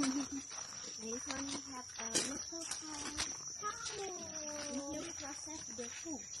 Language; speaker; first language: English; non-native, learner; Indonesian